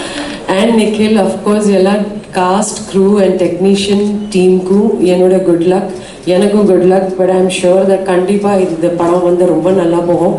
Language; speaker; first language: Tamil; non-native, local second language; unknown